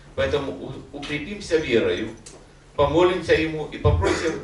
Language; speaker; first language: Russian; non-native, local second language; Ukrainian